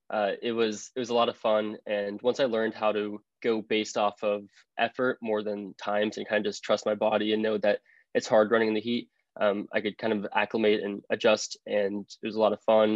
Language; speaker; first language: English; native; English